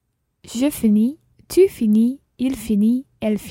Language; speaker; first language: French; non-native, learner; English